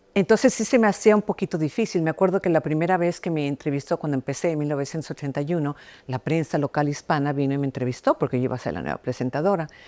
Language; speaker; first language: Spanish; early bilingual, heritage; Spanish